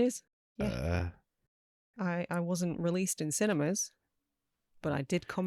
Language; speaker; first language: English; native; English